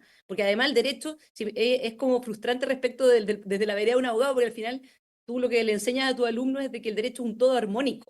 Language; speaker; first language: Spanish; native; Spanish